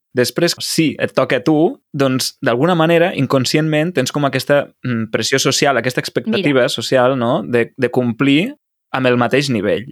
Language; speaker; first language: Catalan; native; Catalan